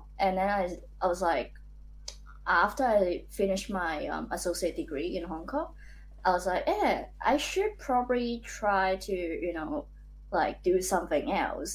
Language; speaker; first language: English; non-native, local second language; Cantonese